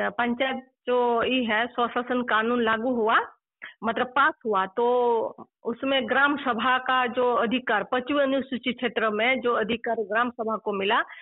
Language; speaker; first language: Hindi; non-native, local second language; Santali